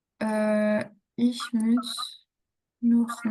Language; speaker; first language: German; non-native, learner; French